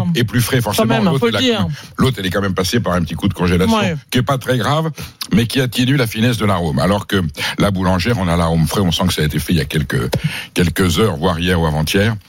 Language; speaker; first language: French; native; French